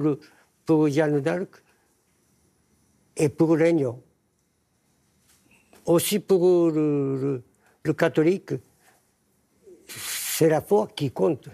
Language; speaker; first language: French; non-native, fluent; Japanese